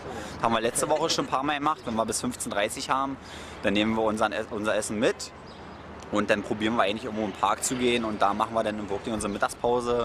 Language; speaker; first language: German; native; German